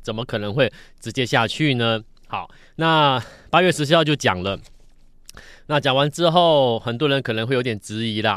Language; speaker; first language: Chinese; native; Chinese